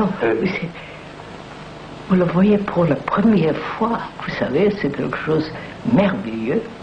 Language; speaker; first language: French; non-native, fluent; Telugu